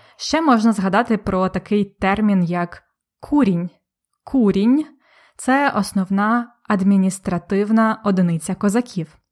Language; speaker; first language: Ukrainian; native; Ukrainian